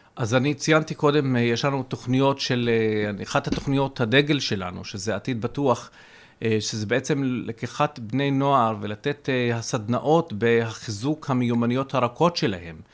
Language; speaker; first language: Hebrew; non-native, local second language; Arabic